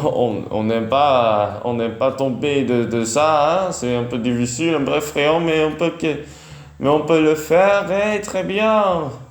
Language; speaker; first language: French; non-native, learner; Vietnamese